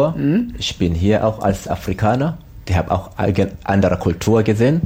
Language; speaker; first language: German; non-native, learner; Swahili